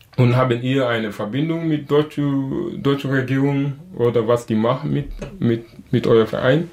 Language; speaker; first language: German; non-native, local second language; Wolof